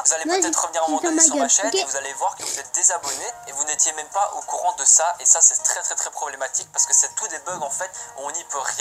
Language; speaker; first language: French; native; French